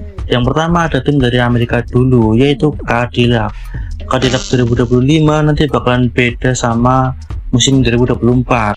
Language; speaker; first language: Indonesian; native; Indonesian